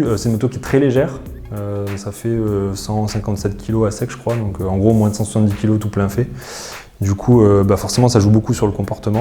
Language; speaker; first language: French; native; French